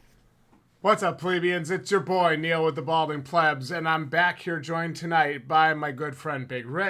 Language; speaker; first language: English; native; English